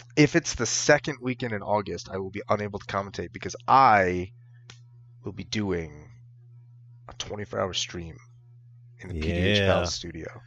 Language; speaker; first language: English; native; English